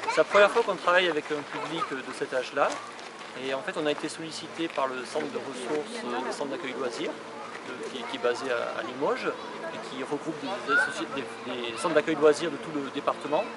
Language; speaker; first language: French; native; French